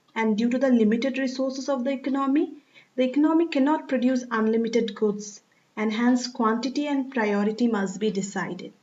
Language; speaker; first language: English; non-native, local second language; Assamese